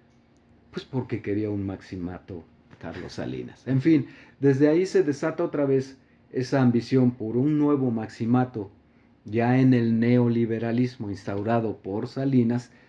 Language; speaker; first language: Spanish; native; Spanish